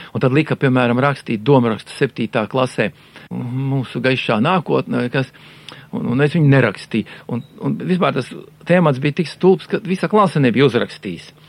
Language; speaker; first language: Latvian; native; Latvian